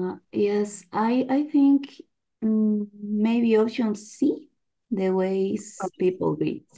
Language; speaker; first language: English; non-native, learner; Spanish